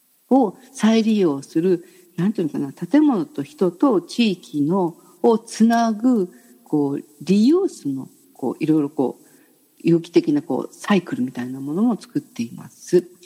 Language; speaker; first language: Japanese; native; Japanese